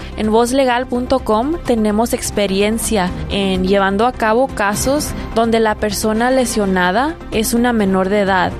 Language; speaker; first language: Spanish; early bilingual, heritage; Spanish